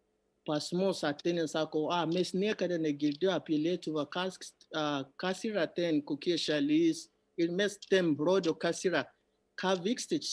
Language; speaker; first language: Lithuanian; non-native, learner; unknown